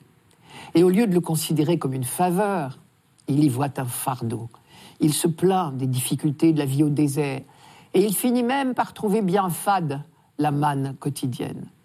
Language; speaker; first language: French; native; French